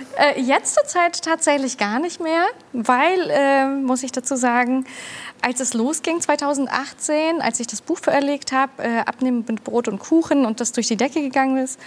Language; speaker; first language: German; early bilingual, other home language; Turkish